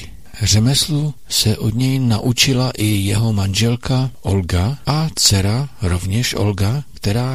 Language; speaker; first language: Czech; native; Czech